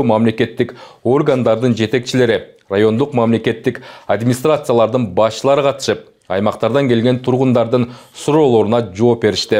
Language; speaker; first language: Kyrgyz; native; Kyrgyz